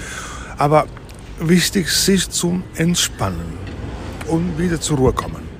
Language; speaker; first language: German; non-native, fluent; Italian